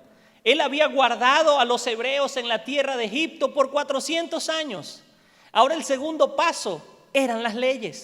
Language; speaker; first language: Spanish; native; Spanish